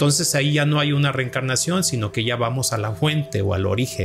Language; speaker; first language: Spanish; native; Spanish